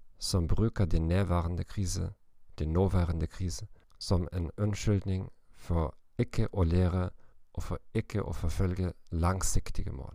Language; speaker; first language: Norwegian; non-native, learner; German